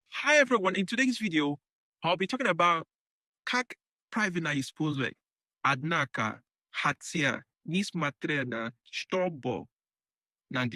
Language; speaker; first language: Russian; non-native, learner; English